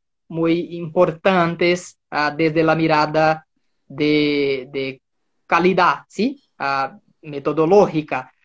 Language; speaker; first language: Spanish; non-native, fluent; Portuguese